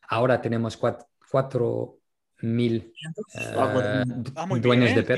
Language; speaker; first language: Spanish; non-native, local second language; French